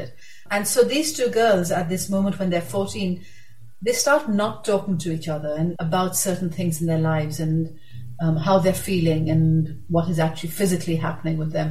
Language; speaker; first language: English; non-native, local second language; Urdu